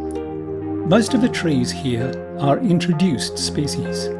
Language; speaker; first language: English; native; English